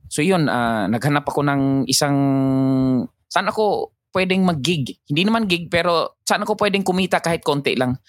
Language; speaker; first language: Filipino; non-native, local second language; Cebuano